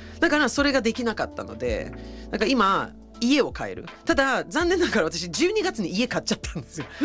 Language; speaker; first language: Japanese; non-native, fluent; Swedish